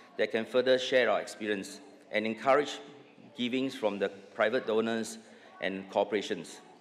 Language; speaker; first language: English; non-native, local second language; Chinese